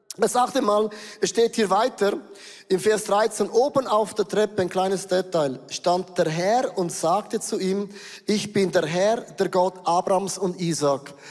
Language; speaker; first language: German; native; German